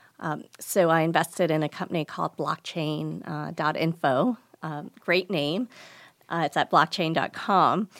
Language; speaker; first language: English; early bilingual, other home language; Gujarati